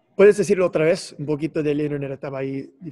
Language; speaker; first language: Spanish; non-native, fluent; English